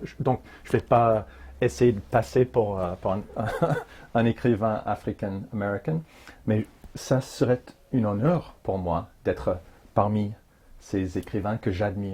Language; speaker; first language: French; non-native, fluent; English